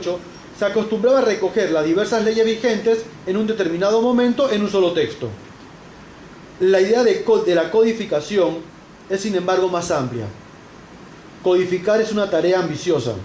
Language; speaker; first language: Spanish; native; Spanish